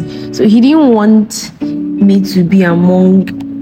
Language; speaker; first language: English; non-native, local second language; Yoruba